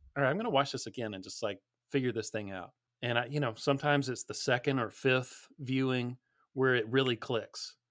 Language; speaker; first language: English; native; English